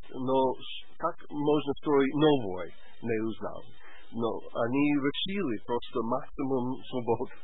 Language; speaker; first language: Russian; non-native, learner; English